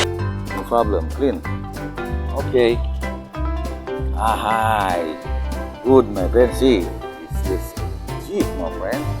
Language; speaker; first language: English; non-native, learner; Indonesian